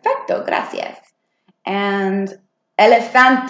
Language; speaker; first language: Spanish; non-native, fluent; English